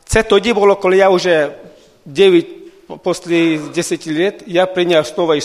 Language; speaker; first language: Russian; non-native, local second language; Ukrainian